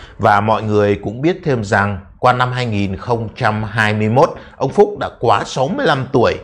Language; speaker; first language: Vietnamese; native; Vietnamese